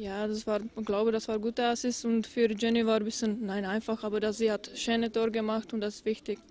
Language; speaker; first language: German; non-native, learner; Czech